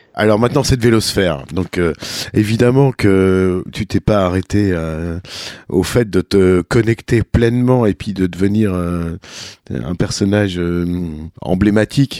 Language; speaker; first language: French; native; French